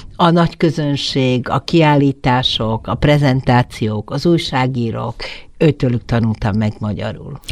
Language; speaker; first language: Hungarian; native; Hungarian